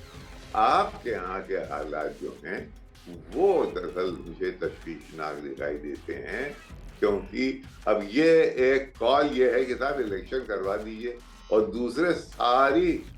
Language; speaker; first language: Hindi; native; Hindi